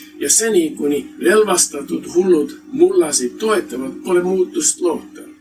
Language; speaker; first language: Estonian; early bilingual, heritage; Estonian